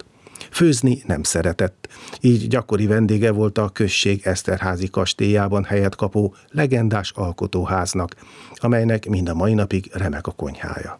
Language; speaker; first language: Hungarian; native; Hungarian